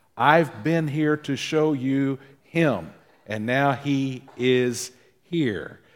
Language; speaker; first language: English; native; English